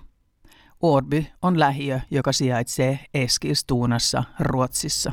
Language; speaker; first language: Finnish; early bilingual, heritage; Finnish